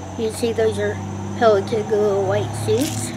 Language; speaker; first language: English; native; English